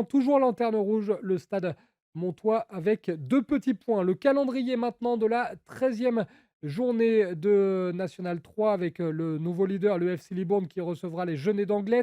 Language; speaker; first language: French; native; French